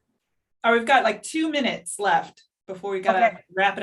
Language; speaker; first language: English; native; English